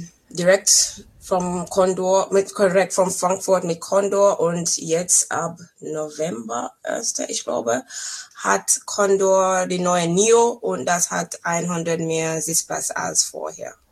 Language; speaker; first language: German; non-native, fluent; English